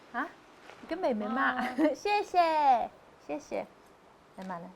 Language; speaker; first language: Chinese; native; Chinese